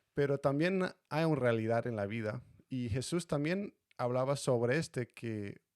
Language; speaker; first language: Spanish; non-native, fluent; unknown